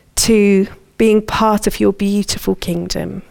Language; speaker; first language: English; native; English